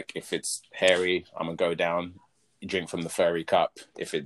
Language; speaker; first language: English; native; English